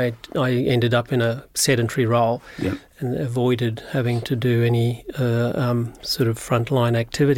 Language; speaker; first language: English; native; English